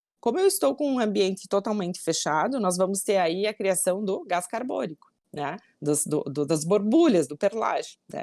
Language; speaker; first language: Portuguese; native; Portuguese